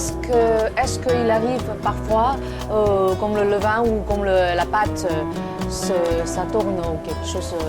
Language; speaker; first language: French; non-native, fluent; Chinese